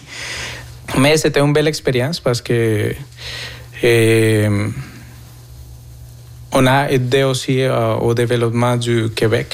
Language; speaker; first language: French; non-native, fluent; Spanish